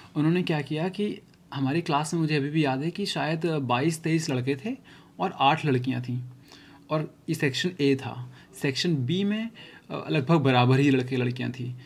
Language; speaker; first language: Hindi; native; Hindi